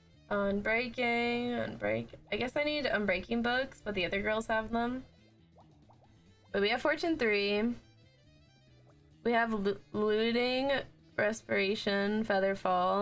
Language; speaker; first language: English; native; English